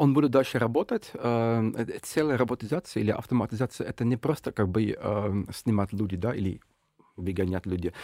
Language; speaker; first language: Russian; non-native, fluent; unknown